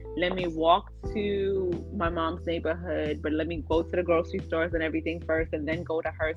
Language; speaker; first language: English; early bilingual, other home language; Akan